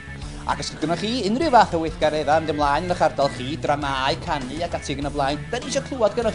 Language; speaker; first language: Welsh; native; Welsh